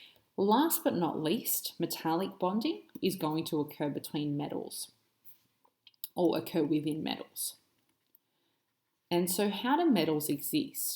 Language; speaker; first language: English; native; English